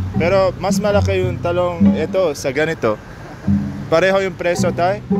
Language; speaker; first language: Filipino; non-native, learner; Arabic